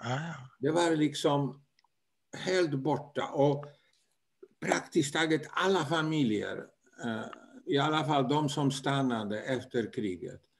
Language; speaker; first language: Swedish; non-native, fluent; Polish